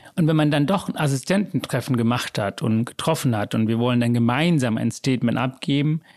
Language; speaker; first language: German; early bilingual, other home language; Sinhala